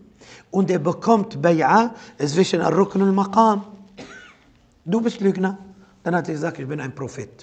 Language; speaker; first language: German; non-native, fluent; Arabic